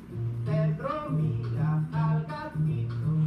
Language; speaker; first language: Spanish; non-native, learner; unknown